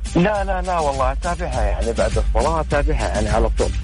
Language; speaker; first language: Arabic; native; Arabic